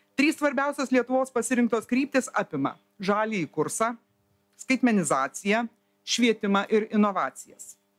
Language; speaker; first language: Lithuanian; native; Lithuanian